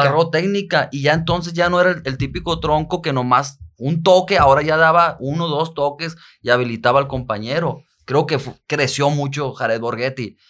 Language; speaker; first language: Spanish; native; Spanish